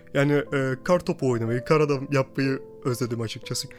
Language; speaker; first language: Turkish; early bilingual, other home language; Russian